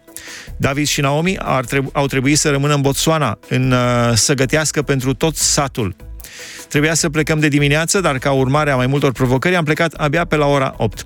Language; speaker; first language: Romanian; native; Romanian